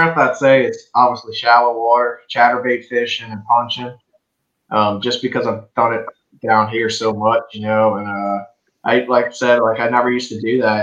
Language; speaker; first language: English; native; English